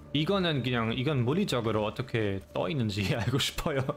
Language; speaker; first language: Korean; non-native, fluent; German